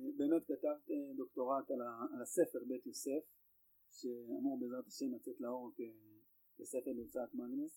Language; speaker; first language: Hebrew; native; Hebrew